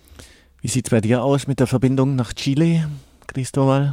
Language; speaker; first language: German; native; German